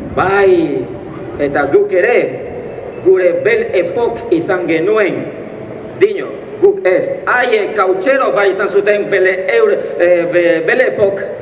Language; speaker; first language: Basque; non-native, fluent; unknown